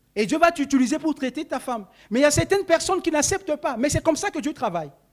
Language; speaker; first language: French; non-native, local second language; Sango